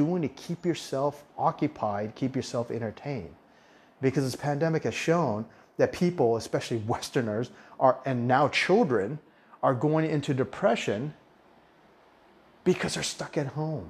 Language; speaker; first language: English; early bilingual, other home language; Min Nan Chinese